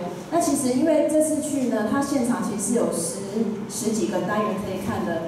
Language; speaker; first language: Chinese; native; Chinese